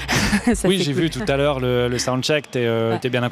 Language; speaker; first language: French; native; French